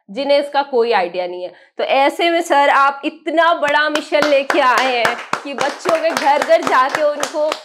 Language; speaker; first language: Hindi; native; Hindi